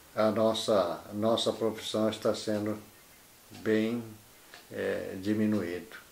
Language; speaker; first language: Portuguese; native; Portuguese